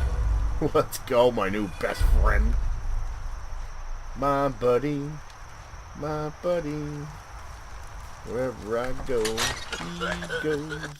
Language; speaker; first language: English; native; English